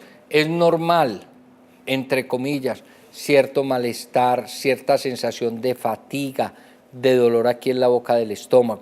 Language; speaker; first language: Spanish; native; Spanish